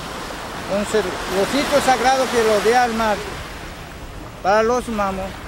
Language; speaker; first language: Spanish; non-native, local second language; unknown